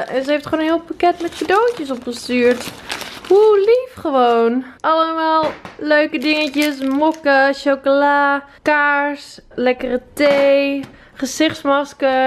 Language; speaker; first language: Dutch; native; Dutch